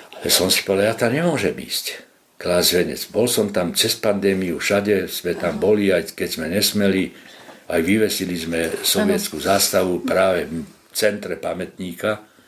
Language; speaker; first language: Slovak; non-native, local second language; Hungarian